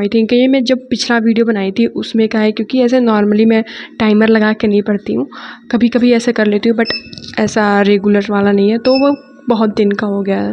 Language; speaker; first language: Hindi; native; Hindi